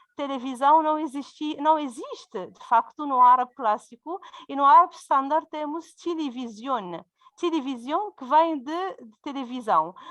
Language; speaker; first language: Portuguese; non-native, fluent; Berber languages